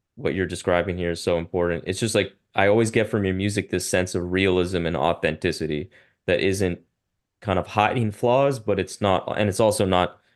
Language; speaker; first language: English; native; English